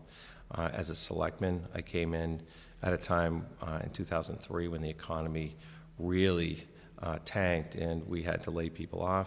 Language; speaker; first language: English; native; English